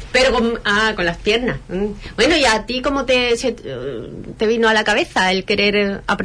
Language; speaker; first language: Spanish; native; Spanish